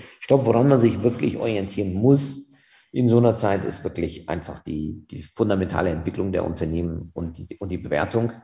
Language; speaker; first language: German; native; German